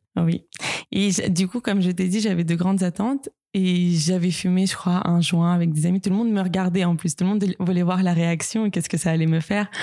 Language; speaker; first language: French; non-native, fluent; Russian